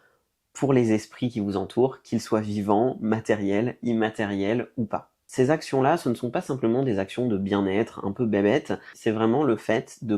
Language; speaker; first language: French; native; French